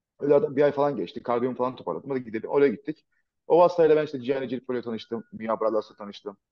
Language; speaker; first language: Turkish; native; Turkish